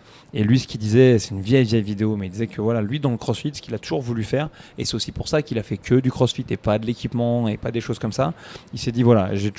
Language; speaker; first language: French; native; French